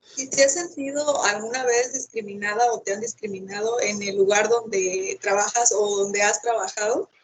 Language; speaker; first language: Spanish; native; Spanish